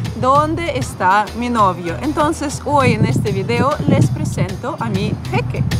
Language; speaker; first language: Spanish; non-native, fluent; Russian